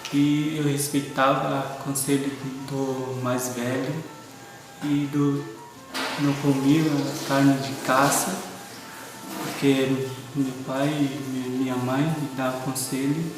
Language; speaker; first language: Portuguese; non-native, local second language; Guarani